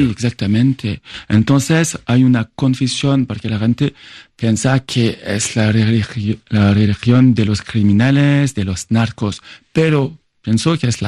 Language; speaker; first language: Spanish; non-native, fluent; French